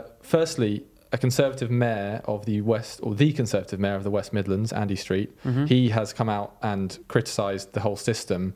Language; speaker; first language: English; native; English